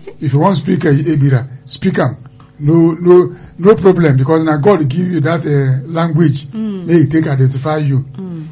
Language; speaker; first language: Nigerian Pidgin; non-native, local second language; Yoruba